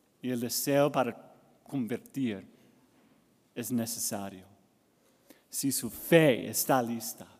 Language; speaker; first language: Spanish; non-native, learner; English